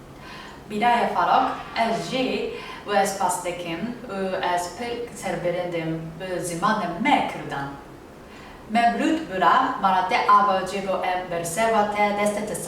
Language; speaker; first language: Kurdish; non-native, learner; Japanese